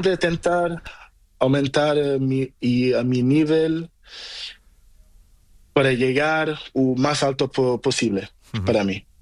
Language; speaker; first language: Spanish; non-native, learner; Portuguese